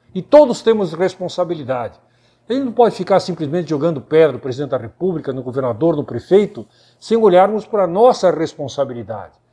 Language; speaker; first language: Portuguese; native; Portuguese